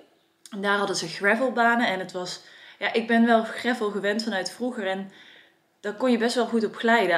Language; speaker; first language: Dutch; native; Dutch